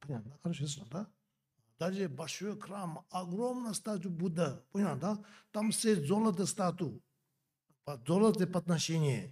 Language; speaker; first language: Russian; non-native, learner; Tibetan